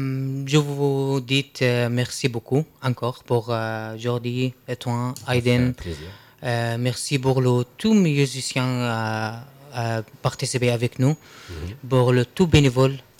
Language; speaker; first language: French; non-native, learner; Arabic